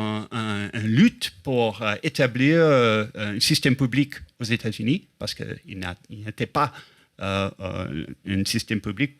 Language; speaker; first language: French; non-native, fluent; English